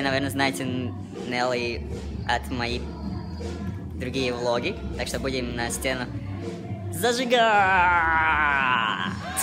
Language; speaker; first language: Russian; non-native, local second language; Latvian